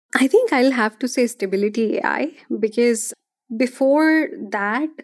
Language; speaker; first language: English; non-native, local second language; Hindi